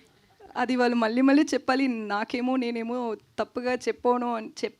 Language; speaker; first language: Telugu; non-native, learner; Tamil